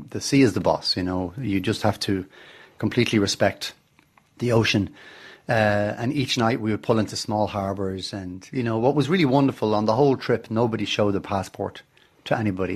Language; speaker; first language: English; native; English